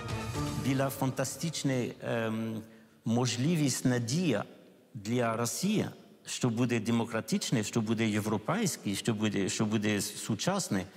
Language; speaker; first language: Ukrainian; non-native, learner; French